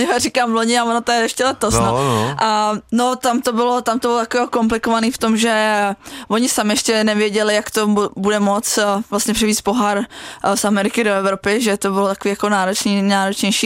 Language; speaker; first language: Czech; native; Czech